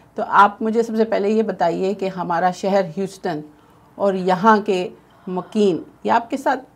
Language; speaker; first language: Urdu; native; Urdu